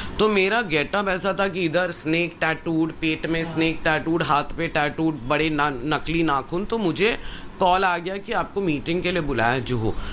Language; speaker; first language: Hindi; non-native, local second language; Sindhi